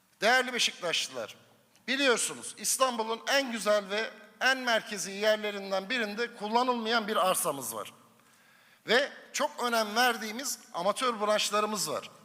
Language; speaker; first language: Turkish; native; Turkish